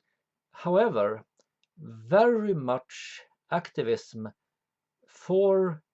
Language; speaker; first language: English; non-native, fluent; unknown